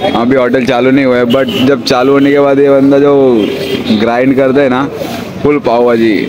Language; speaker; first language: Hindi; non-native, local second language; Marathi